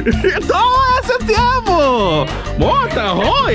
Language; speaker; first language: Spanish; non-native, learner; English